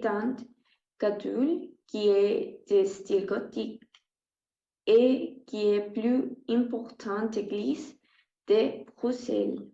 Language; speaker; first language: French; non-native, learner; Spanish